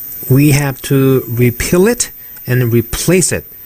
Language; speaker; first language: English; non-native, fluent; Korean